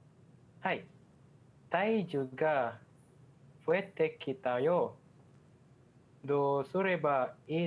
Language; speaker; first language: Japanese; non-native, learner; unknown